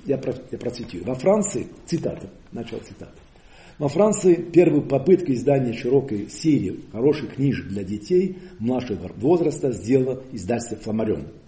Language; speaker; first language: Russian; non-native, fluent; Occitan